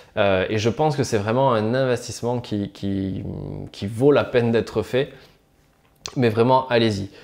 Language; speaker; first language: French; native; French